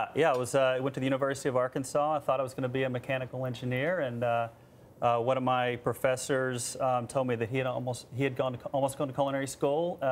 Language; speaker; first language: English; native; English